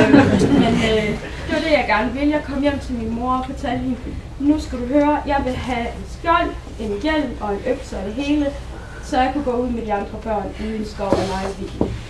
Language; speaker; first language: Danish; early bilingual, other home language; Somali